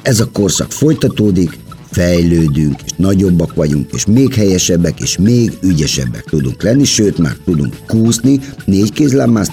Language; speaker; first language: Hungarian; native; Hungarian